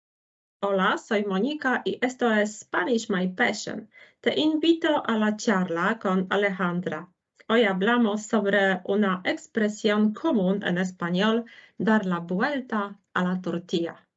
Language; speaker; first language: Spanish; non-native, fluent; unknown